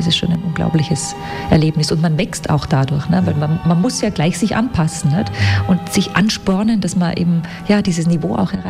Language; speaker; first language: German; native; German